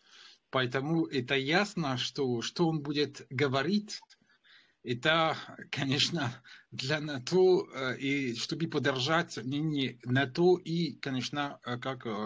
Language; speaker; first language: Russian; non-native, fluent; French